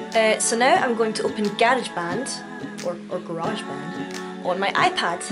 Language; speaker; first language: English; native; English